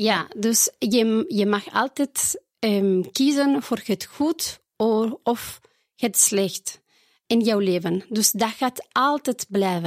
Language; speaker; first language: Dutch; non-native, fluent; Spanish